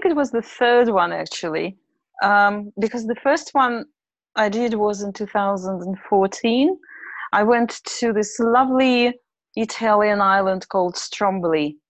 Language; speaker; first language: English; non-native, fluent; Russian